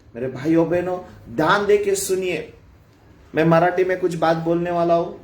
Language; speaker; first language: Hindi; non-native, local second language; Marathi